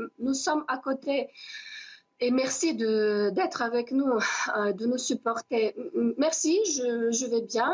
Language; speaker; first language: French; non-native, fluent; Ukrainian